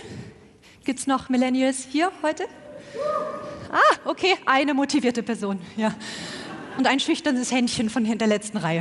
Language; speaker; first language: German; native; German